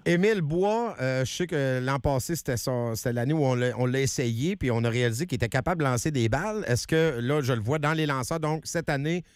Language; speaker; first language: French; native; French